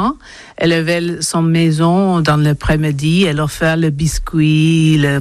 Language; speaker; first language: French; non-native, learner; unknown